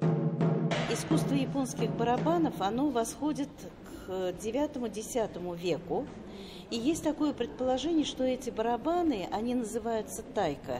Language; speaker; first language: Russian; native; Russian